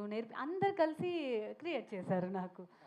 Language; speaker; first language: Telugu; non-native, fluent; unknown